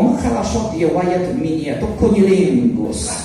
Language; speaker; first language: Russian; non-native, learner; Polish